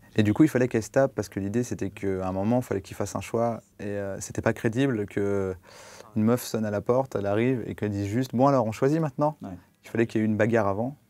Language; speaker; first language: French; native; French